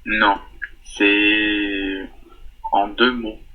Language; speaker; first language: French; non-native, fluent; Portuguese